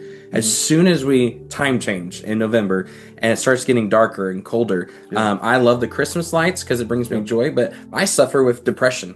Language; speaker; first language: English; native; English